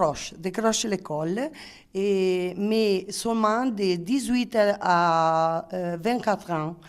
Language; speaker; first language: French; non-native, learner; Italian